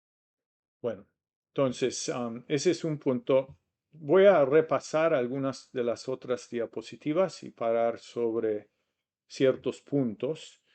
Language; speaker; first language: Spanish; non-native, fluent; English